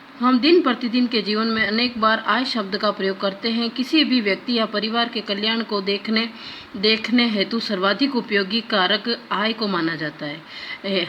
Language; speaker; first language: Hindi; native; Hindi